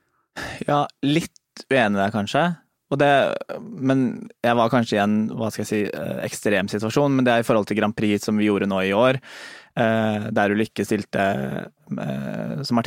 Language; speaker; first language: Norwegian; native; Norwegian